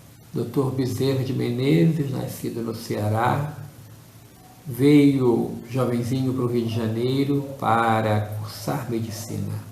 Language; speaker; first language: Portuguese; native; Portuguese